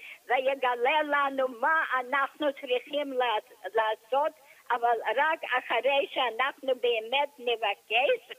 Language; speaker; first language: Hebrew; non-native, fluent; English